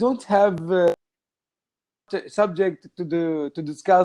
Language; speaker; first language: English; non-native, learner; Arabic